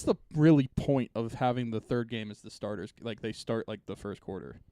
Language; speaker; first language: English; native; English